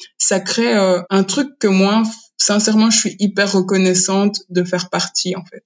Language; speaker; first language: French; early bilingual, other home language; Kinyarwanda